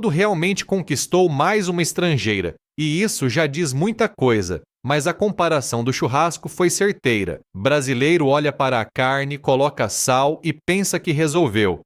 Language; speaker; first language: Portuguese; native; Portuguese